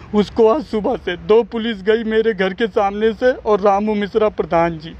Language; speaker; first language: Hindi; native; Hindi